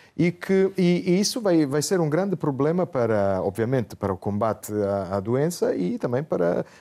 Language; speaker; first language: Portuguese; non-native, fluent; Italian